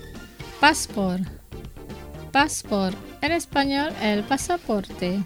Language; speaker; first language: Spanish; non-native, fluent; Indonesian